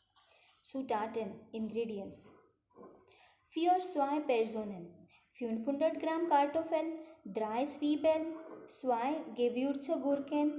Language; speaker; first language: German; non-native, fluent; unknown